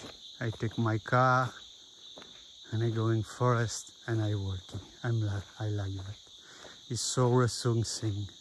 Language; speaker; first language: English; non-native, learner; French